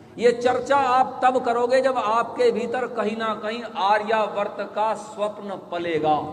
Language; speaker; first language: Hindi; native; Hindi